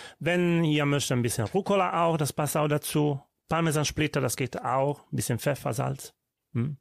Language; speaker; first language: German; non-native, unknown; Italian